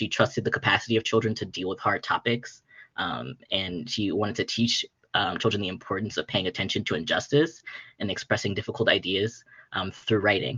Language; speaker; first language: English; native; English